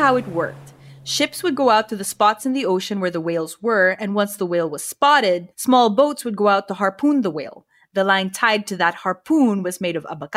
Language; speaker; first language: English; non-native, local second language; Filipino